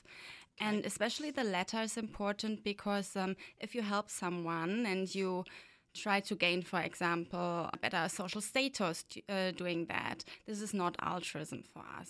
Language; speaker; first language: English; non-native, fluent; German